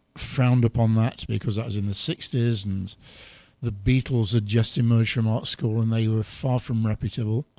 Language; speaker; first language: English; native; English